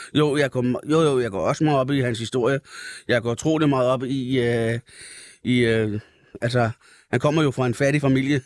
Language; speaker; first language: Danish; native; Danish